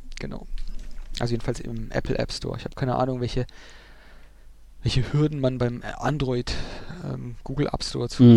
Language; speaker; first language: German; native; German